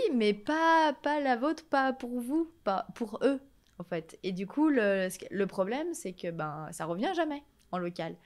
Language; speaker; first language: French; native; French